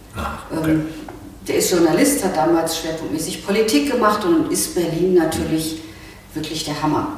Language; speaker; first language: German; native; German